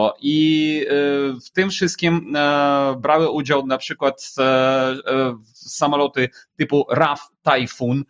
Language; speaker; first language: Polish; non-native, fluent; Ukrainian